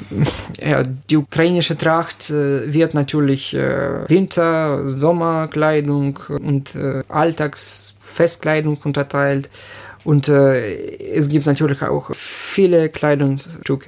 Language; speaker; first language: German; non-native, fluent; Ukrainian